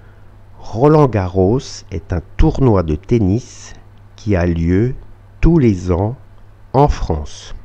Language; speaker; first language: French; non-native, fluent; Russian